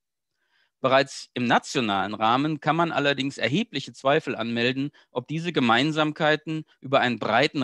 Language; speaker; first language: German; native; German